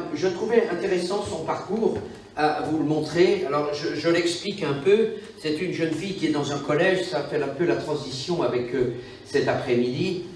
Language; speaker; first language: French; native; French